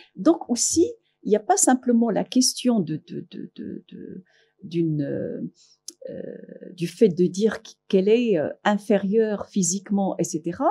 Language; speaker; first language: French; non-native, local second language; Arabic